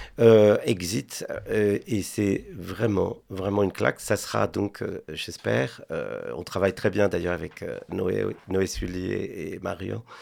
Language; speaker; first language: French; non-native, fluent; Spanish